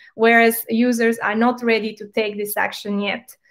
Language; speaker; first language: English; non-native, fluent; Bulgarian